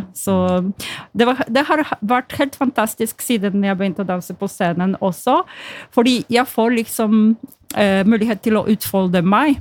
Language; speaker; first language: Norwegian; non-native, fluent; Polish